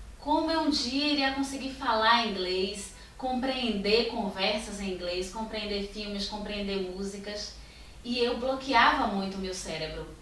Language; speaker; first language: Portuguese; native; Portuguese